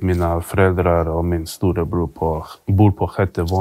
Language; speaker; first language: Swedish; early bilingual, other home language; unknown